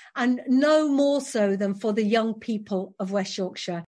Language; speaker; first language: English; native; English